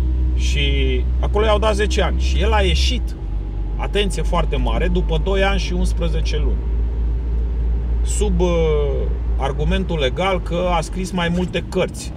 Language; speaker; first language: Romanian; native; Romanian